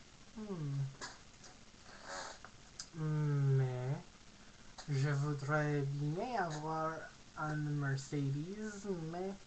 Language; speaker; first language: French; non-native, learner; English